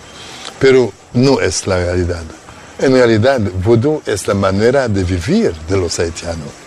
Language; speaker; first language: Spanish; non-native, fluent; Haitian Creole